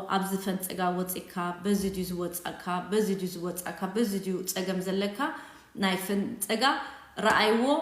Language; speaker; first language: Tigrinya; native; Tigrinya